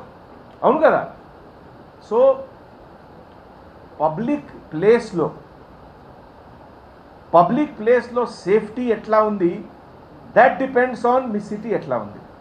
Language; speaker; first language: Telugu; non-native, fluent; Hindi